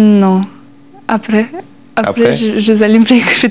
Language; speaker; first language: French; non-native, learner; Russian